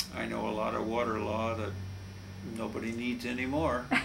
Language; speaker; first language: English; native; English